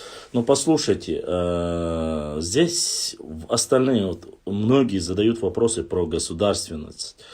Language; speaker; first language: Russian; non-native, local second language; Chechen